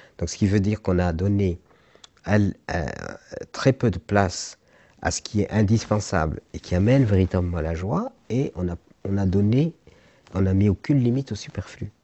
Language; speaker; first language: French; non-native, local second language; Arabic